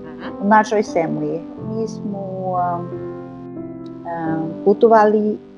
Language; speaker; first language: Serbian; non-native, learner; Norwegian